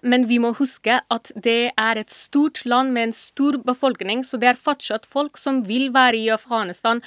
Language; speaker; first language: Norwegian; non-native, fluent; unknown